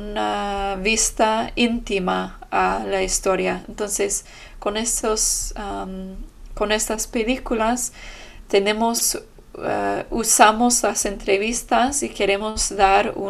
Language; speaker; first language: Spanish; non-native, fluent; English